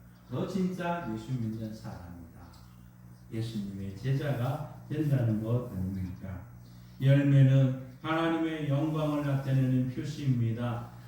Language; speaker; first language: Korean; native; Korean